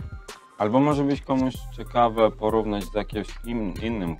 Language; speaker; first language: Polish; non-native, learner; Russian